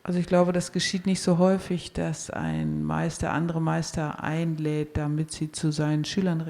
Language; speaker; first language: German; native; German